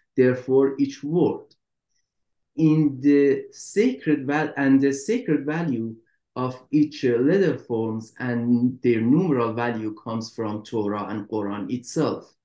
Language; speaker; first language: English; non-native, fluent; Persian